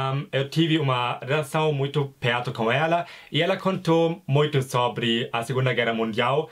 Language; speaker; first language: Portuguese; non-native, fluent; German